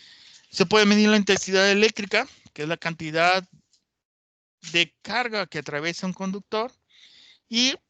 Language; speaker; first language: Spanish; native; Spanish